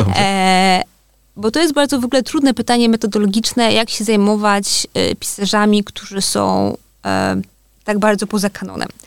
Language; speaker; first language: Polish; native; Polish